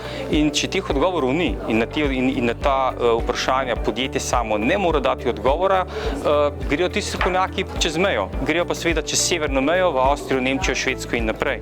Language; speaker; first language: Slovenian; native; Slovenian